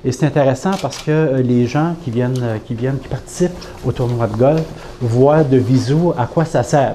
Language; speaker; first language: French; native; French